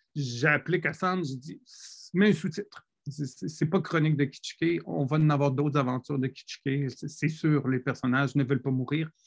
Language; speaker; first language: French; native; French